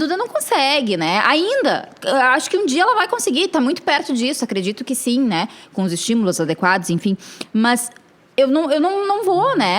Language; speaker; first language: Portuguese; native; Portuguese